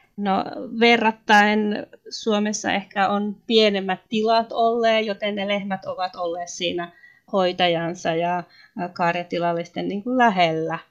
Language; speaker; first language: Finnish; native; Finnish